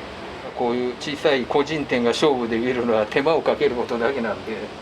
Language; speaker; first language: Japanese; native; Japanese